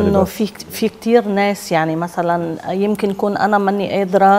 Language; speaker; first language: Arabic; native; Arabic